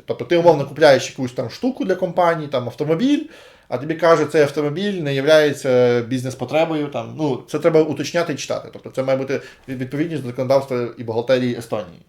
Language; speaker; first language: Ukrainian; native; Ukrainian